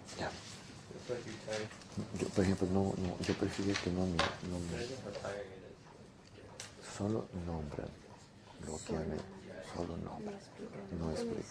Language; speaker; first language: Spanish; non-native, fluent; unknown